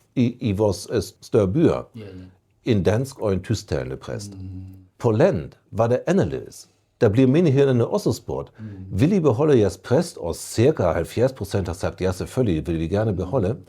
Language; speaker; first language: Danish; non-native, fluent; German